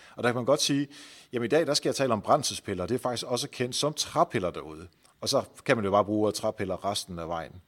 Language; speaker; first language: Danish; non-native, fluent; Dutch